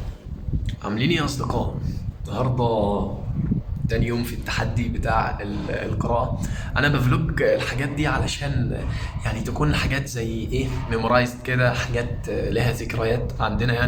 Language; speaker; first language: Arabic; native; Arabic